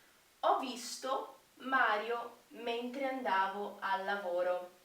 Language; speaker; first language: Italian; non-native, fluent; Portuguese